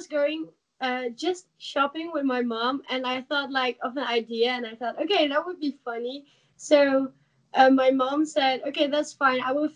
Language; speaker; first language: English; non-native, fluent; Dutch